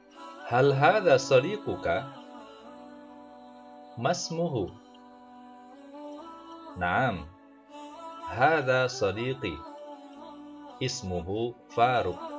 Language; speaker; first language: Arabic; non-native, fluent; Indonesian